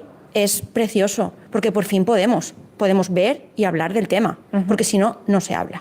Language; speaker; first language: Spanish; native; Spanish